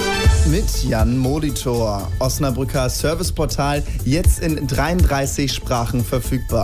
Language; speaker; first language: German; native; German